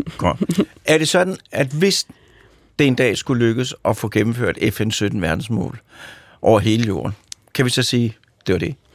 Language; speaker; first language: Danish; native; Danish